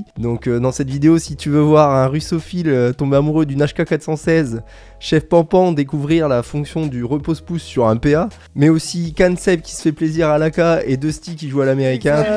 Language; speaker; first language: French; native; French